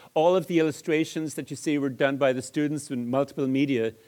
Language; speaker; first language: English; native; English